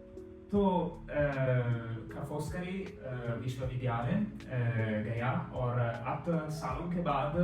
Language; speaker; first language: Hindi; non-native, fluent; Italian